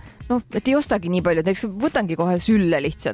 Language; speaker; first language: Estonian; native; Estonian